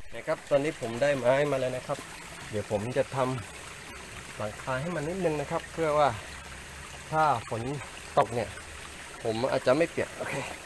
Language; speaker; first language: Thai; non-native, local second language; Pattani Malay